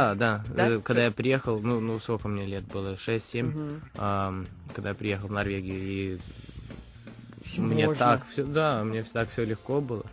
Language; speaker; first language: Russian; early bilingual, heritage; Russian